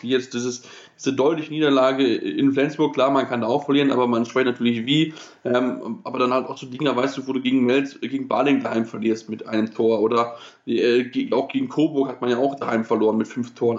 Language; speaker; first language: German; native; German